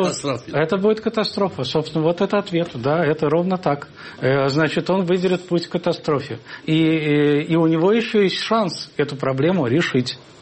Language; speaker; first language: Russian; native; Russian